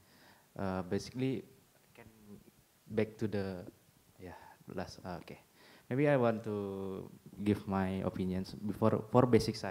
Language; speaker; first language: English; non-native, learner; Indonesian